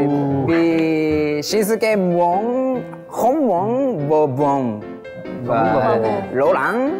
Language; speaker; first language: Vietnamese; non-native, learner; Japanese